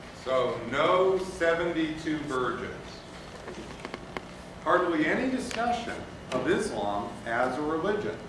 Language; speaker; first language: English; native; English